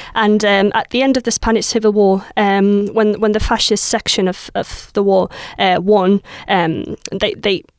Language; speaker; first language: English; non-native, fluent; Spanish